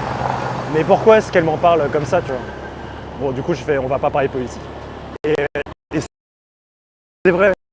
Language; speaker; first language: French; native; French